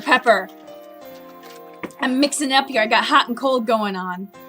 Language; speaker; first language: English; native; English